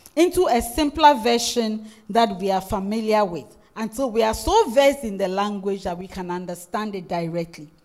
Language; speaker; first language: English; non-native, local second language; Akan